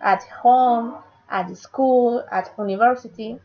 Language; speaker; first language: English; non-native, learner; Spanish